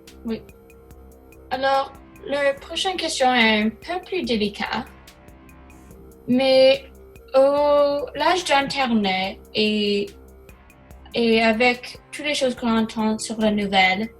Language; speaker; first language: French; non-native, learner; English